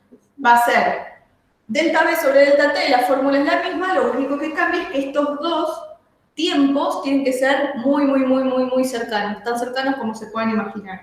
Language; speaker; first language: Spanish; native; Spanish